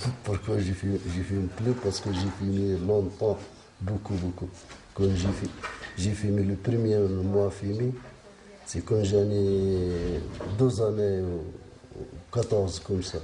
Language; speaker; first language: French; non-native, local second language; Arabic